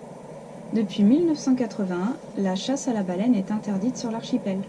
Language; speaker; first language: French; native; French